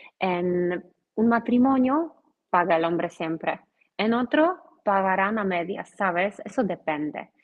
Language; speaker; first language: Spanish; non-native, fluent; Polish